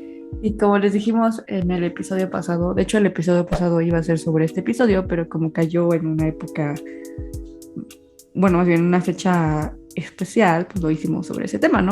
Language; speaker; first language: Spanish; native; Spanish